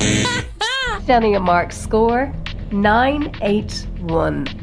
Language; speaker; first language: English; native; English